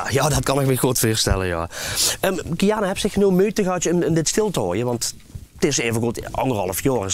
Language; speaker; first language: Dutch; native; Dutch